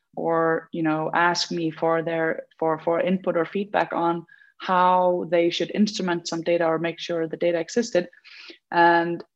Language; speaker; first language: English; non-native, fluent; Icelandic